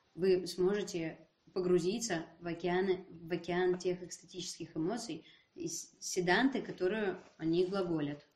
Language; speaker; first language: Russian; native; Russian